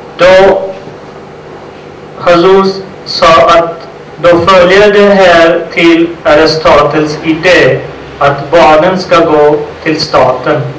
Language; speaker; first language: Swedish; non-native, fluent; Urdu